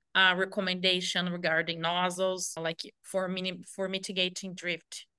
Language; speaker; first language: English; non-native, fluent; Portuguese